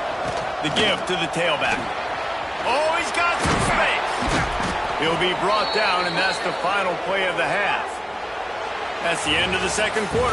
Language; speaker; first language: English; native; English